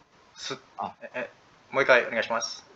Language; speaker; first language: Japanese; non-native, learner; English